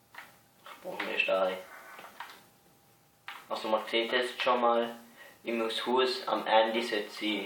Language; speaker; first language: German; native; German